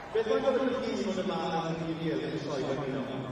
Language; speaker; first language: Welsh; native; Welsh